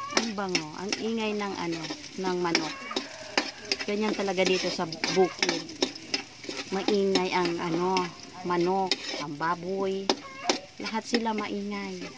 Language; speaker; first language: Filipino; non-native, local second language; Bikol